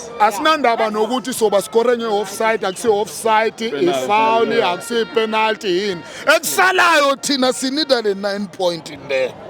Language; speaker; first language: Zulu; native; Zulu